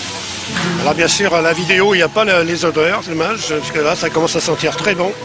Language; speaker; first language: French; native; French